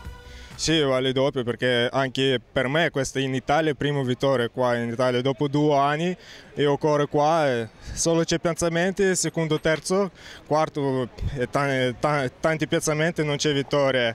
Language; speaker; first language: Italian; non-native, learner; Uzbek